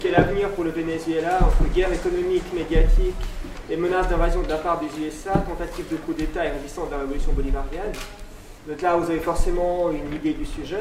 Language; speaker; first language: French; native; French